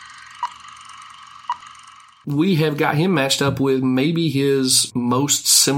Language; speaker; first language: English; native; English